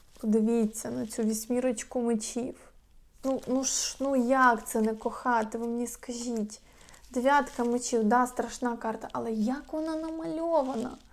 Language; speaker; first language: Ukrainian; non-native, local second language; Russian